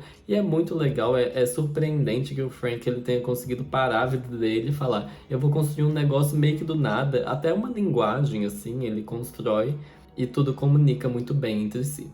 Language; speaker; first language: Portuguese; native; Portuguese